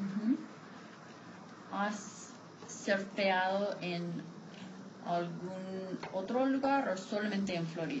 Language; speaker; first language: Spanish; non-native, fluent; English